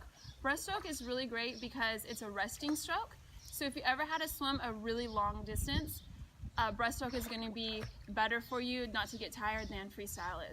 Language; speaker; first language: English; native; English